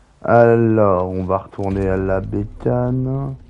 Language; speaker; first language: French; native; French